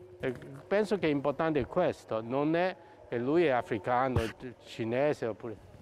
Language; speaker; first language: Italian; non-native, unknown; Chinese